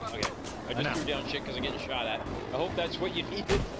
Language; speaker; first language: English; native; English